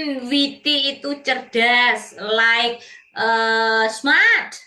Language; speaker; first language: English; non-native, learner; Indonesian